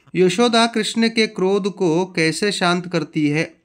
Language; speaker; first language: Hindi; non-native, local second language; Kannada